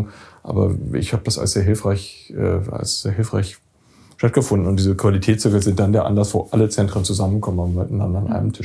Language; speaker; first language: German; native; German